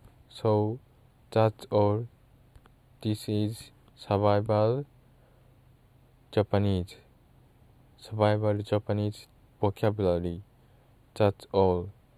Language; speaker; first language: English; non-native, learner; Japanese